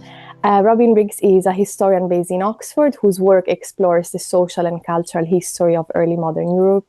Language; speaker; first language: English; non-native, fluent; Italian